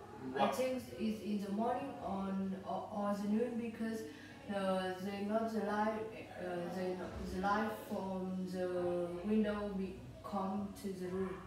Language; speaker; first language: English; non-native, learner; Vietnamese